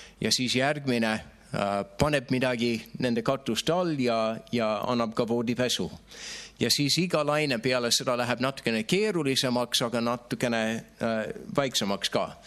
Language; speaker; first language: Estonian; non-native, fluent; English